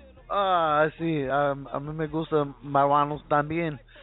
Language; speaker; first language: Spanish; non-native, learner; English